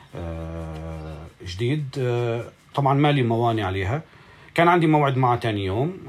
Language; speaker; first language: Arabic; native; Arabic